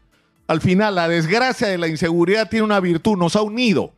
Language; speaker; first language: Spanish; native; Spanish